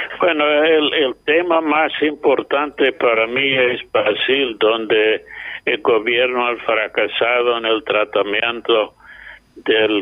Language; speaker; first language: Spanish; non-native, fluent; English